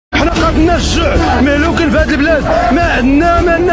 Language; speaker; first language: Arabic; native; Arabic